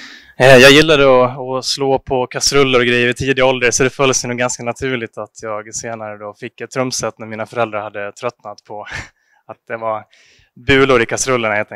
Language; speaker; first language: Swedish; native; Swedish